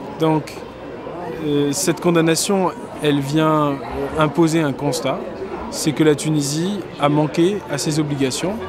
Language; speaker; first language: French; non-native, local second language; Arabic